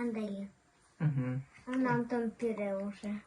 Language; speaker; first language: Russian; non-native, local second language; Yakut